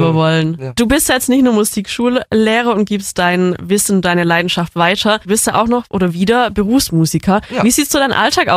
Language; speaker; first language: German; native; German